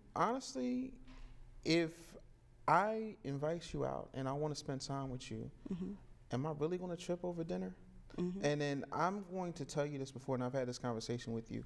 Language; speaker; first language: English; native; English